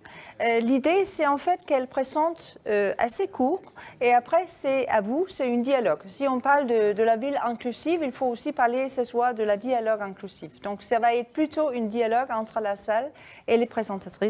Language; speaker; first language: French; non-native, fluent; Danish